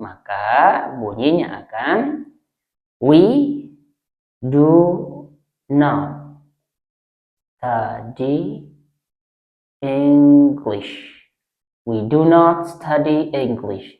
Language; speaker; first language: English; non-native, fluent; Indonesian